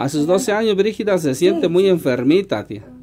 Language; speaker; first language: Spanish; native; Spanish